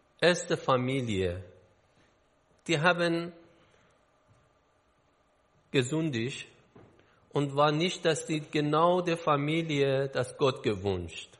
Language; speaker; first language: German; non-native, learner; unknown